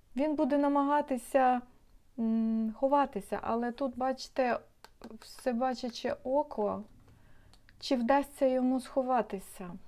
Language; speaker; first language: Ukrainian; non-native, local second language; Russian